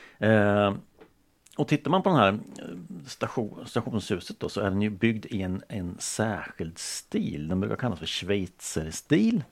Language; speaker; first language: Swedish; native; Swedish